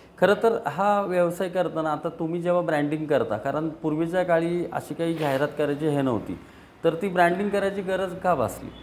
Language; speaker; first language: Marathi; native; Marathi